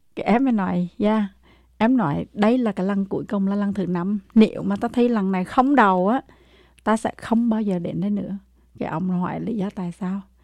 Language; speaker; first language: Vietnamese; native; Vietnamese